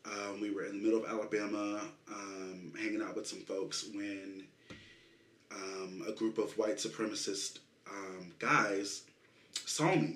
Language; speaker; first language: English; native; English